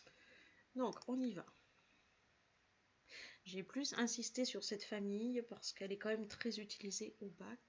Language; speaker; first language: French; native; French